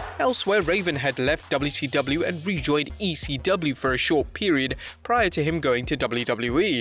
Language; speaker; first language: English; native; English